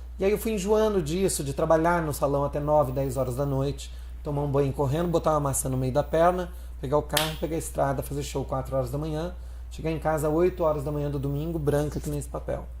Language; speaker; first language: Portuguese; native; Portuguese